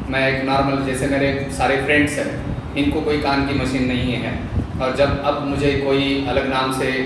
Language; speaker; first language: Hindi; non-native, local second language; Marathi